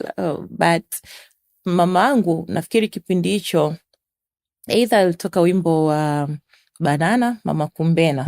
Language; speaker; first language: Swahili; native; Swahili